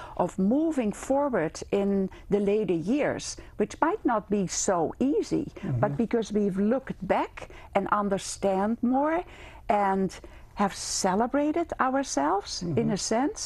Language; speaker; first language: English; non-native, fluent; Dutch